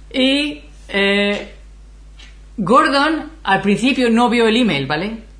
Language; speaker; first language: Spanish; non-native, fluent; English